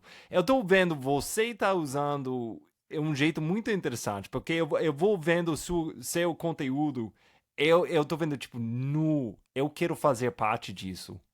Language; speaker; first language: Portuguese; non-native, fluent; English